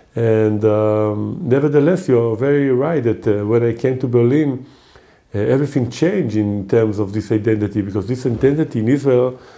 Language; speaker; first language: English; non-native, fluent; Hebrew